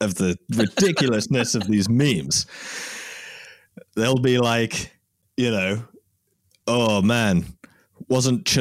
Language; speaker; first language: English; native; English